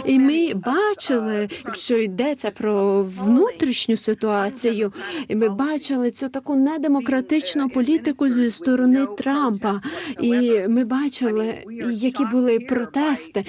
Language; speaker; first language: Ukrainian; non-native, fluent; English